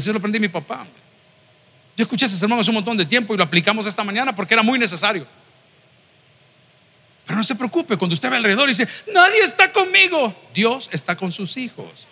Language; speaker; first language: Spanish; native; Spanish